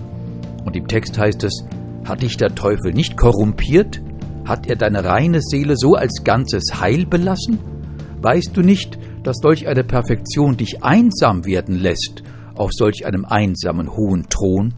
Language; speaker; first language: German; native; German